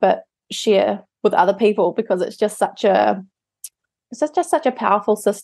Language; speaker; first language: English; native; English